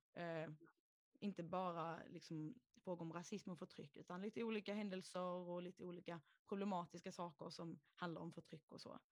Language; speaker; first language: Swedish; native; Swedish